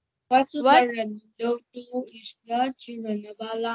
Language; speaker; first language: English; non-native, learner; Vietnamese